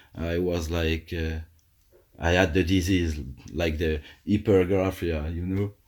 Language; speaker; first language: English; non-native, fluent; French